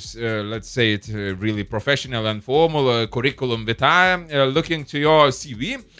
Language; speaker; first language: English; non-native, fluent; Lithuanian